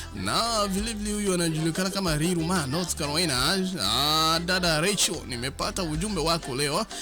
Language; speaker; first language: Swahili; non-native, local second language; Gusii